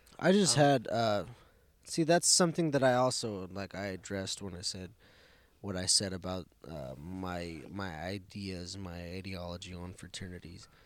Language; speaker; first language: English; early bilingual, other home language; Spanish